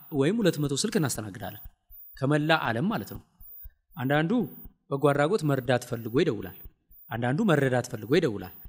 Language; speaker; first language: Amharic; native; Amharic